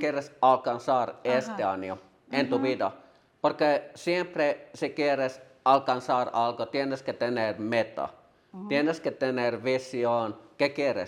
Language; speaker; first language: Spanish; non-native, learner; Finnish